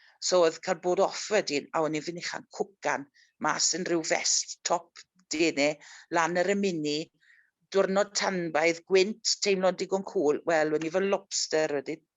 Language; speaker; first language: Welsh; native; Welsh